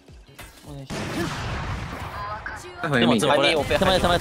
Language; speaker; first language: Japanese; native; Japanese